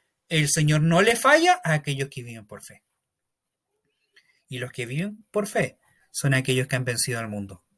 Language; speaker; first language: Spanish; native; Spanish